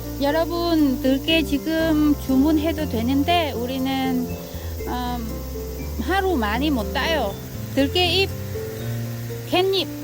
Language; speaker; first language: Korean; non-native, learner; Vietnamese